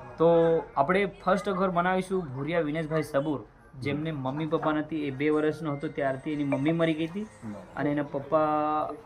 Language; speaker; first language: Gujarati; non-native, local second language; Bhili